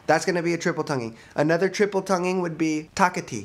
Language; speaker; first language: English; native; English